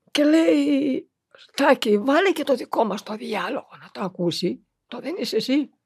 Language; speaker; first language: Greek; early bilingual, heritage; Greek